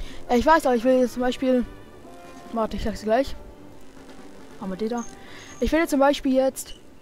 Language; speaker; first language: German; native; German